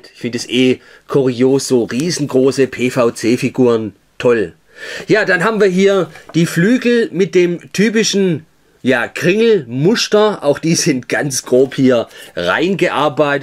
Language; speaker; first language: German; native; German